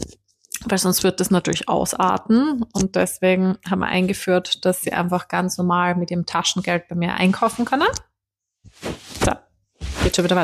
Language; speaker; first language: German; native; German